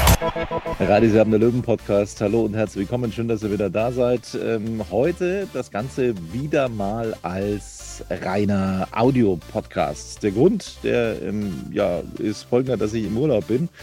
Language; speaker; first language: German; native; German